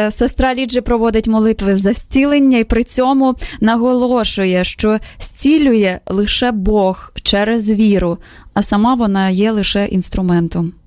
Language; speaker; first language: Ukrainian; native; Ukrainian